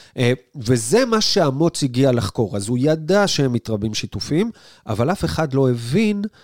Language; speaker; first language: Hebrew; native; Hebrew